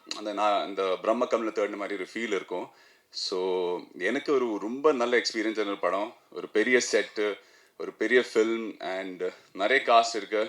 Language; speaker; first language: Tamil; non-native, fluent; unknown